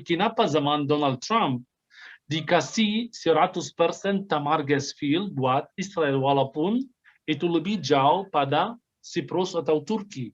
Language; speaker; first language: Indonesian; non-native, fluent; Arabic